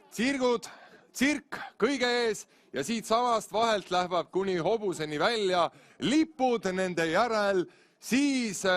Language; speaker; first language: Estonian; native; Estonian